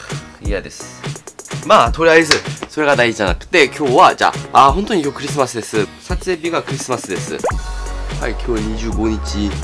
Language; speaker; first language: Japanese; non-native, fluent; Korean